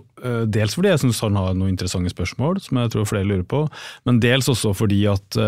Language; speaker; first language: Norwegian; native; Norwegian